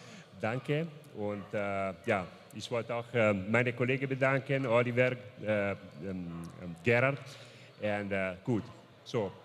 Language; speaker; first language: German; non-native, fluent; Italian